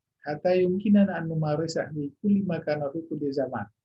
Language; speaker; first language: Arabic; non-native, fluent; Indonesian